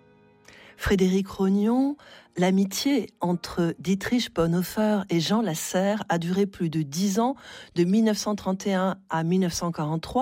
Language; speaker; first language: French; native; French